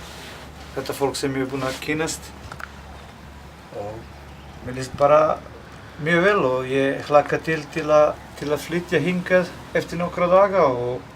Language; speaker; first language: Icelandic; non-native, learner; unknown